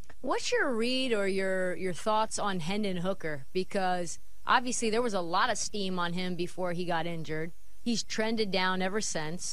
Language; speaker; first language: English; native; English